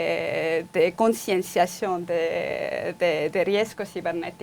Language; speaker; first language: Spanish; non-native, fluent; Estonian